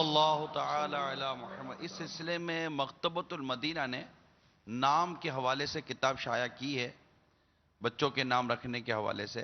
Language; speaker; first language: Urdu; native; Urdu